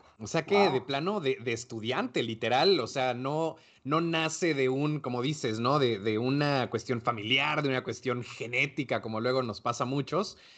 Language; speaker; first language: Spanish; native; Spanish